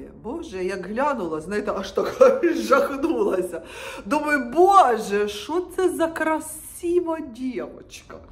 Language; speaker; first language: Russian; non-native, local second language; Ukrainian